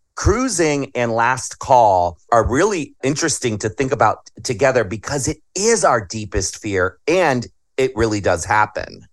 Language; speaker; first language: English; native; English